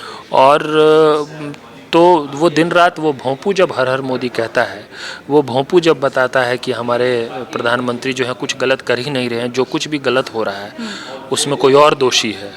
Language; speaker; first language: Hindi; native; Hindi